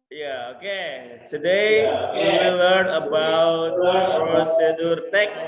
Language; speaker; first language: English; non-native, fluent; Indonesian